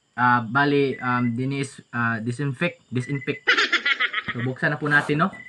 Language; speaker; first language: Filipino; native; Filipino